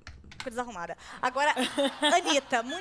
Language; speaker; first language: Portuguese; native; Portuguese